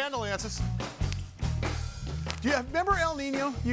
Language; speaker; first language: English; native; English